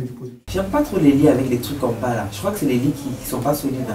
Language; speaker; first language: French; native; French